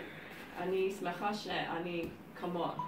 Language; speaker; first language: Hebrew; early bilingual, heritage; Hebrew